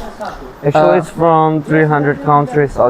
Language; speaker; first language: English; non-native, learner; Indonesian